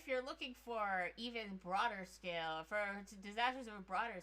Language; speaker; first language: English; native; English